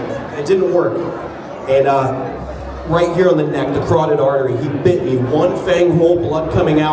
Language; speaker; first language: English; native; English